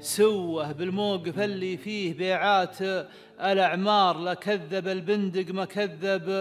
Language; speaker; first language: Arabic; native; Arabic